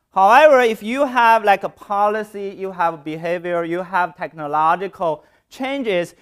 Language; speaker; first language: English; non-native, fluent; Chinese